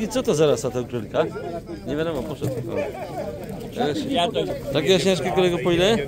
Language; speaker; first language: Polish; native; Polish